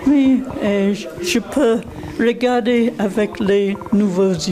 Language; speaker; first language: French; non-native, learner; English